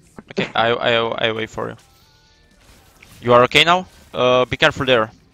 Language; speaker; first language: English; non-native, learner; Romanian